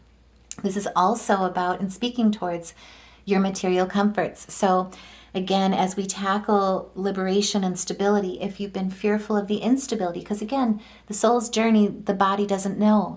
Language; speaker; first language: English; native; English